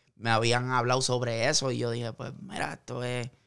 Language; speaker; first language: Spanish; native; Spanish